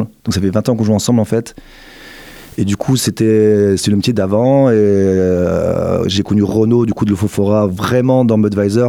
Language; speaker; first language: French; native; French